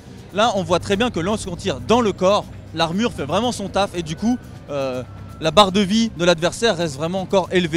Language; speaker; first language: French; native; French